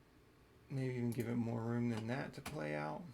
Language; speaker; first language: English; native; English